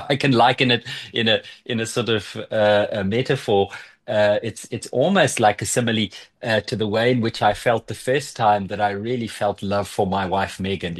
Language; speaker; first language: English; native; English